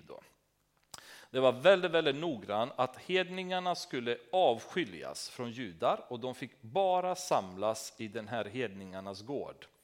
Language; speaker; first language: Swedish; non-native, fluent; Romanian